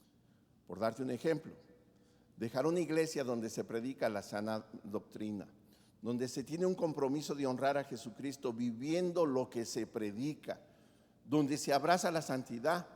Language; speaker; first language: Spanish; native; Spanish